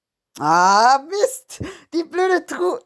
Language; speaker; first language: German; native; German